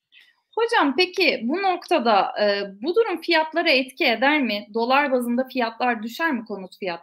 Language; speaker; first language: Turkish; native; Turkish